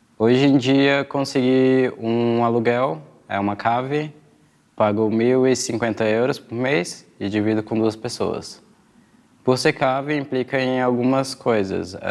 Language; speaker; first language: Portuguese; native; Portuguese